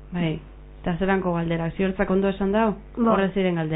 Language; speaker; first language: Basque; native; Basque